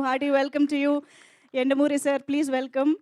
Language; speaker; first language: Telugu; native; Telugu